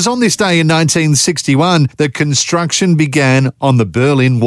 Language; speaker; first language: English; native; English